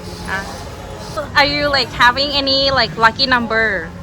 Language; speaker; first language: English; non-native, learner; Thai